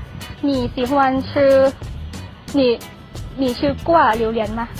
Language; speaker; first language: Chinese; non-native, learner; Thai